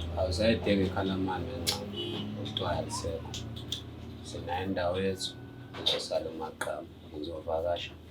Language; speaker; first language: Zulu; native; Zulu